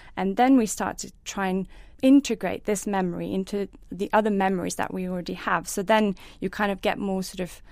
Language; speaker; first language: English; non-native, fluent; Norwegian